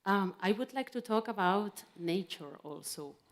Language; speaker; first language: English; non-native, fluent; Catalan